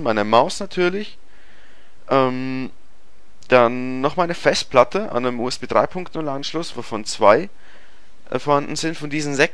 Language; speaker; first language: German; native; German